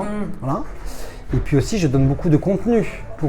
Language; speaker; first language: French; native; French